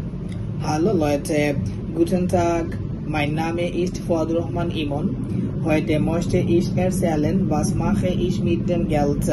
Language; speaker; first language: German; non-native, learner; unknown